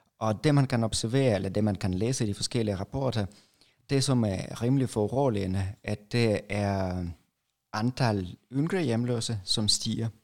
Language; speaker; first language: Danish; non-native, fluent; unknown